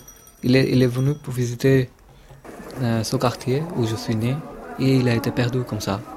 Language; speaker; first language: French; non-native, fluent; Bangla